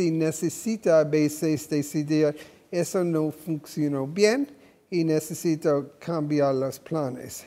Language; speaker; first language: Spanish; non-native, fluent; English